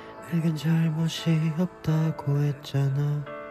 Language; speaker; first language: Korean; early bilingual, heritage; Korean